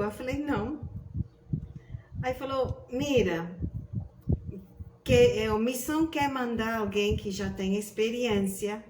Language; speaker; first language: Portuguese; non-native, fluent; English